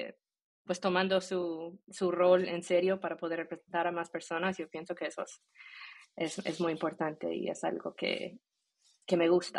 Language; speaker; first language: Spanish; early bilingual, heritage; Spanish